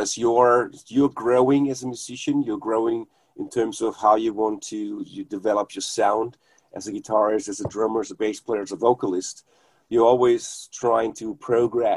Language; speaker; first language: English; non-native, fluent; German